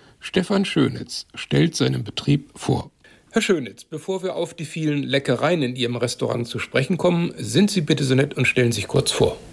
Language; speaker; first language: German; native; German